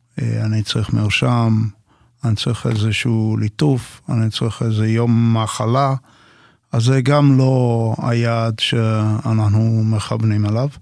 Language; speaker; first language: Hebrew; non-native, fluent; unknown